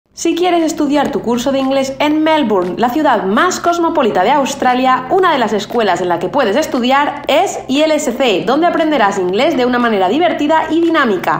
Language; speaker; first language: Spanish; native; Spanish